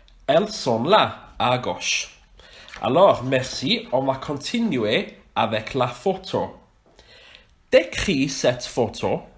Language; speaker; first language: French; non-native, fluent; Welsh